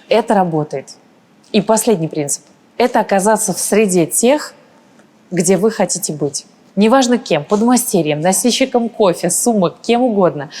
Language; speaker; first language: Russian; early bilingual, other home language; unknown